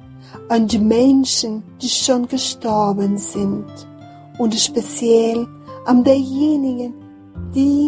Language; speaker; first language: German; non-native, fluent; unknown